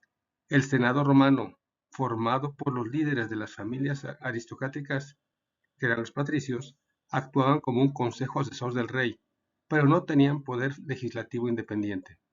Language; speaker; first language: Spanish; native; Spanish